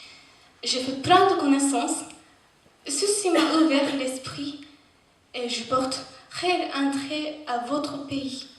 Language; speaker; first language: French; non-native, fluent; Japanese